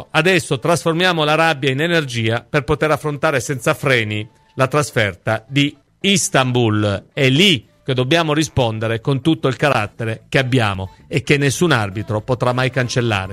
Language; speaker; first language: Italian; native; Italian